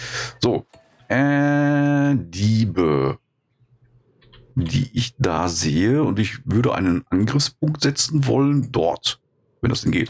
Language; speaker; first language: German; native; German